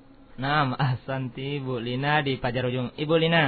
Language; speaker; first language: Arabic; non-native, fluent; Indonesian